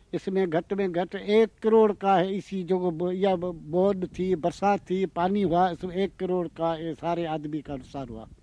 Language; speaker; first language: Urdu; non-native, local second language; Sindhi